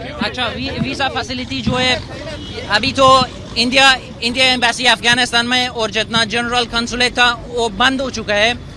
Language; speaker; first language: Hindi; non-native, fluent; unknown